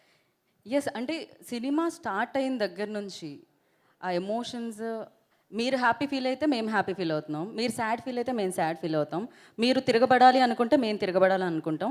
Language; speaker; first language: Telugu; native; Telugu